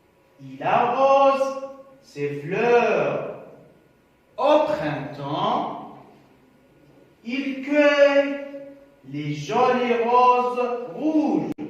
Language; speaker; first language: French; non-native, local second language; Arabic